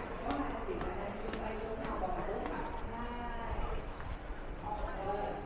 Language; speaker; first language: Vietnamese; native; Vietnamese